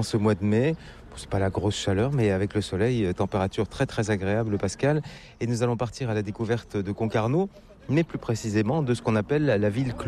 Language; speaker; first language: French; native; French